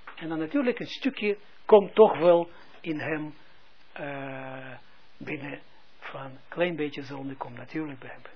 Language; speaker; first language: Dutch; non-native, fluent; Hebrew